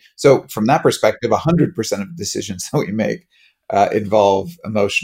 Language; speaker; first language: English; native; English